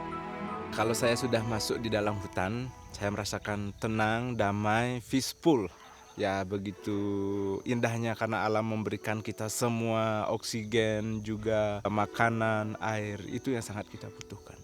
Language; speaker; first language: Indonesian; non-native, local second language; Balinese